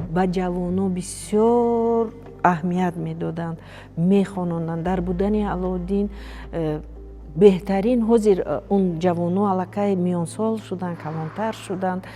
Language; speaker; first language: Tajik; native; Tajik